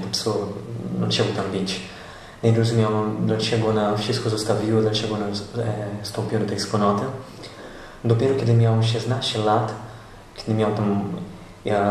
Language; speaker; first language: Polish; non-native, learner; Portuguese